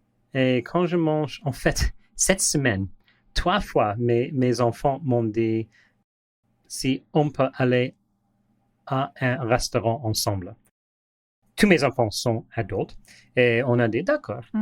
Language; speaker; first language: French; non-native, learner; English